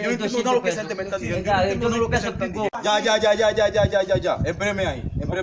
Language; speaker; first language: Spanish; native; Spanish